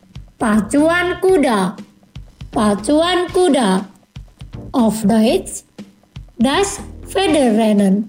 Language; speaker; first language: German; non-native, fluent; Indonesian